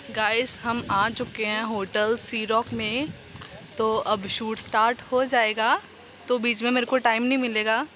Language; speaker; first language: Hindi; non-native, local second language; Punjabi